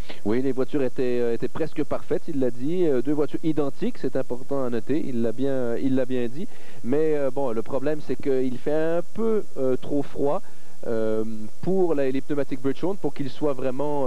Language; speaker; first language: French; native; French